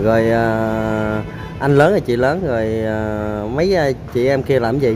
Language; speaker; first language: Vietnamese; native; Vietnamese